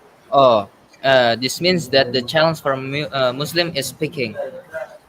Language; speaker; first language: English; non-native, learner; Indonesian